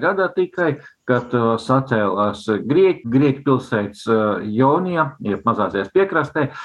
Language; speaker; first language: Latvian; non-native, local second language; Russian